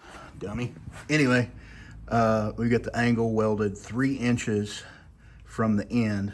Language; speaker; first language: English; native; English